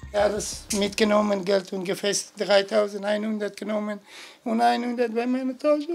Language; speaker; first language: German; non-native, learner; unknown